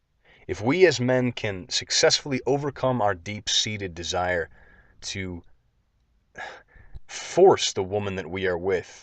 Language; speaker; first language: English; native; English